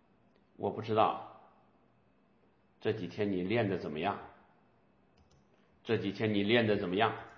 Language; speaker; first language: Chinese; native; Chinese